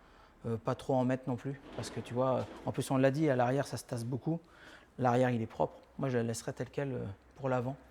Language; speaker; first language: French; native; French